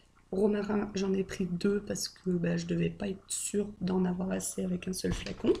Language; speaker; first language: French; native; French